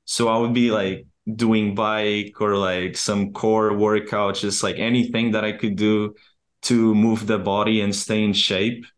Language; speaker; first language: English; non-native, fluent; Portuguese